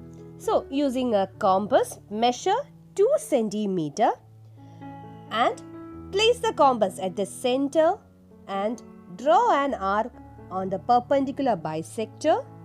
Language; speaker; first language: English; non-native, local second language; Malayalam